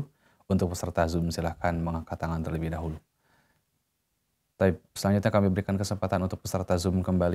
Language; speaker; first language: Indonesian; native; Indonesian